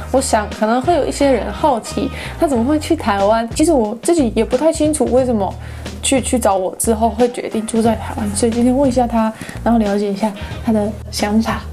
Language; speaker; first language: Chinese; non-native, fluent; English